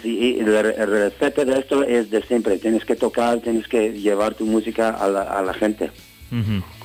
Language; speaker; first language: Spanish; non-native, fluent; English